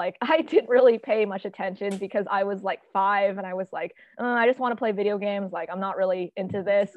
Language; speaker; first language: English; native; English